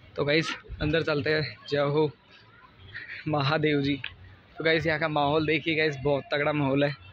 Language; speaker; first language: Hindi; native; Hindi